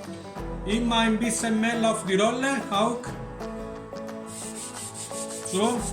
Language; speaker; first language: German; non-native, learner; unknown